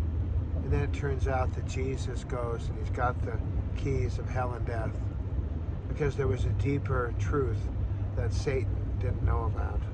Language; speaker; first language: English; native; English